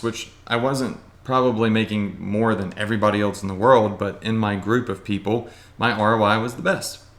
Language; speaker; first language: English; native; English